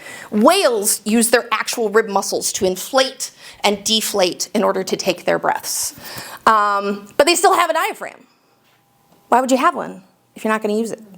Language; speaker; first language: English; native; English